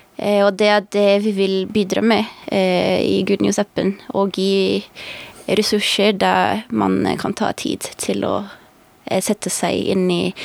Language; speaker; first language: Norwegian; non-native, fluent; Portuguese